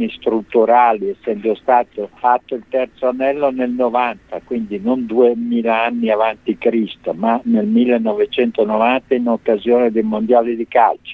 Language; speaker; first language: Italian; native; Italian